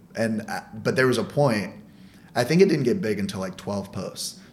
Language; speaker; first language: English; native; English